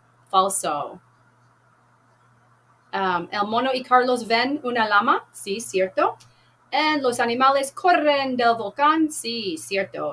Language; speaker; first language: Spanish; non-native, fluent; English